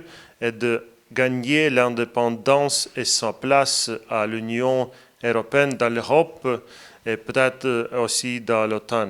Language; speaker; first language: French; non-native, fluent; Latvian